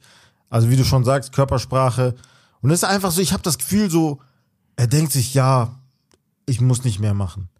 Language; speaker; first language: German; native; German